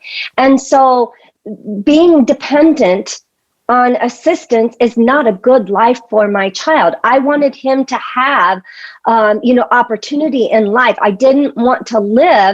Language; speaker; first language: English; native; English